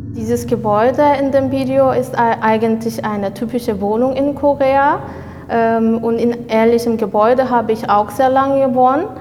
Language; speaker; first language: German; non-native, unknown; Korean